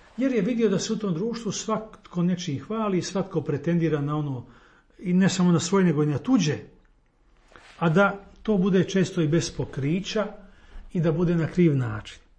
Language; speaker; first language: Croatian; native; Croatian